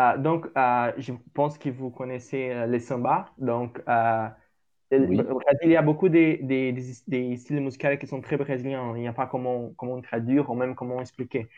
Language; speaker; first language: French; non-native, learner; Portuguese